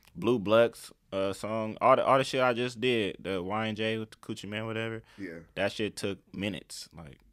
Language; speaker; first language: English; native; English